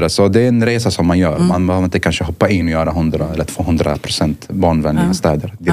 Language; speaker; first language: Swedish; non-native, fluent; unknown